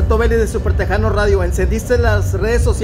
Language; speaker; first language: Spanish; native; Spanish